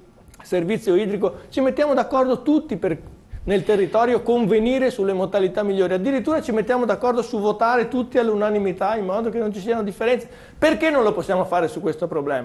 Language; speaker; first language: Italian; native; Italian